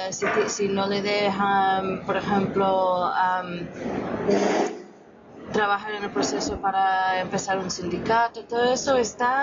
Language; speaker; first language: Spanish; non-native, fluent; English